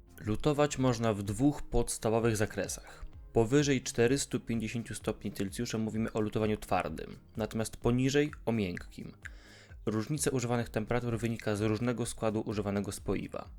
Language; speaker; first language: Polish; native; Polish